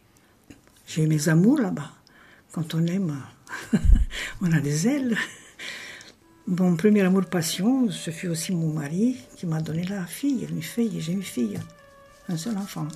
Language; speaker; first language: French; non-native, fluent; Romanian